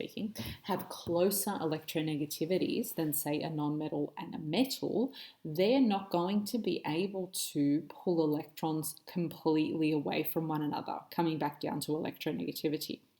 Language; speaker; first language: English; native; English